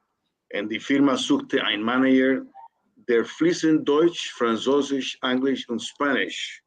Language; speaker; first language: German; non-native, learner; Spanish